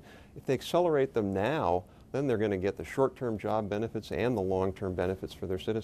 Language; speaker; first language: English; native; English